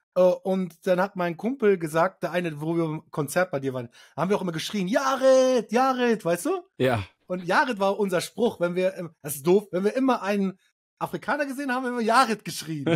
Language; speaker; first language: German; early bilingual, other home language; Arabic